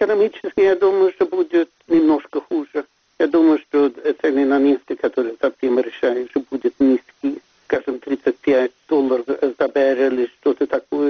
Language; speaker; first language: Russian; non-native, fluent; Swedish